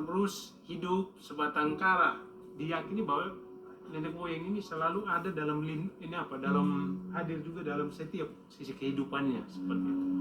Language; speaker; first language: Indonesian; non-native, local second language; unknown